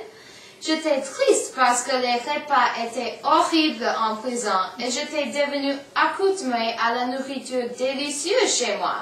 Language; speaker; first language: French; non-native, learner; English